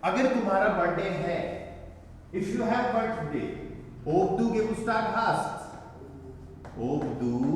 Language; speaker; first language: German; non-native, fluent; Hindi